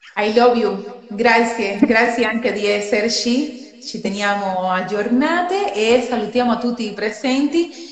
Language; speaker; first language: Italian; non-native, fluent; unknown